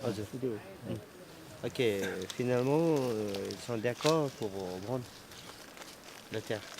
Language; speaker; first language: French; non-native, learner; Nepali